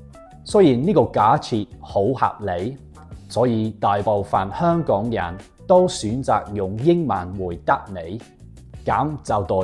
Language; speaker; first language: Cantonese; non-native, fluent; English